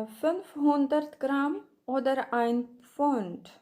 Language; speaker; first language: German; non-native, fluent; Ukrainian